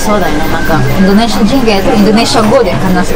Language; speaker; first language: Japanese; native; Japanese